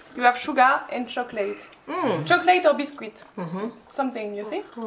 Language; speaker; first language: English; non-native, learner; French